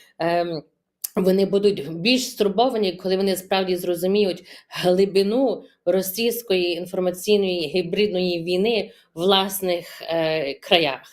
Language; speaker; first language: Ukrainian; early bilingual, heritage; Ukrainian